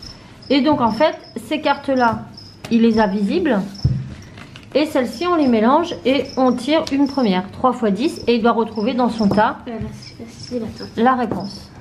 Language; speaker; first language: French; native; French